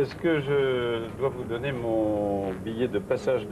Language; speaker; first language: French; native; French